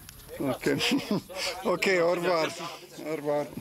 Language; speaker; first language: French; non-native, learner; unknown